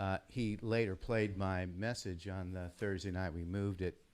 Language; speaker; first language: English; native; English